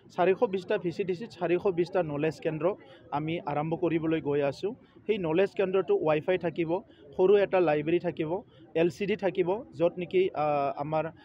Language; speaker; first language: Assamese; non-native, local second language; Bodo